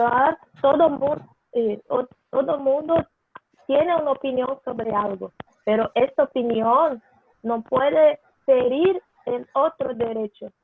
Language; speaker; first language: Spanish; non-native, learner; Portuguese